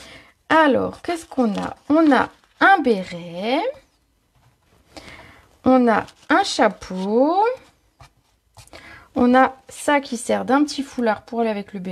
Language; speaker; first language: French; native; French